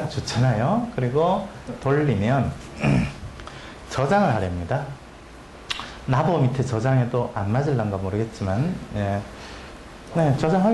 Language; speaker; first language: Korean; native; Korean